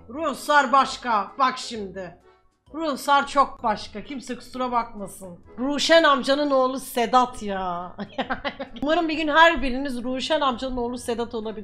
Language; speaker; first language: Turkish; native; Turkish